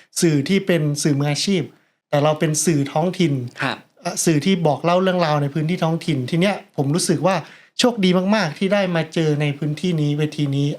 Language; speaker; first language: Thai; native; Thai